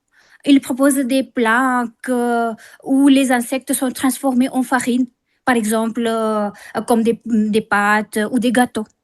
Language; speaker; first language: French; non-native, fluent; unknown